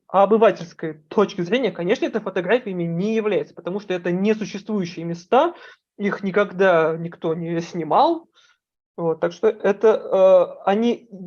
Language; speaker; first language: Russian; native; Russian